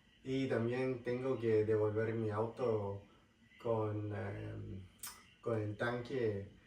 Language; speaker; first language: Spanish; non-native, fluent; English